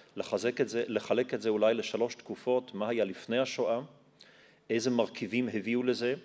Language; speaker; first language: Hebrew; non-native, fluent; German